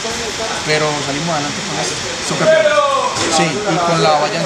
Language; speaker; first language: Spanish; native; Spanish